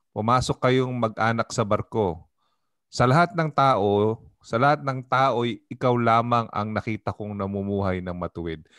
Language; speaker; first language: Filipino; native; Filipino